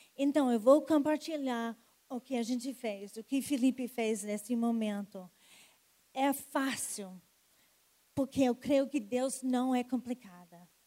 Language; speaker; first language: Portuguese; non-native, fluent; English